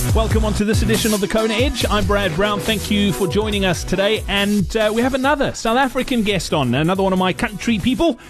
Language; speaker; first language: English; native; English